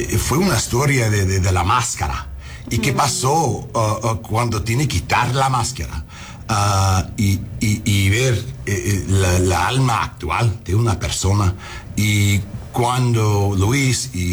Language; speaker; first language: Spanish; non-native, learner; English